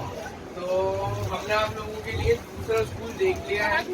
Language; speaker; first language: Hindi; native; Hindi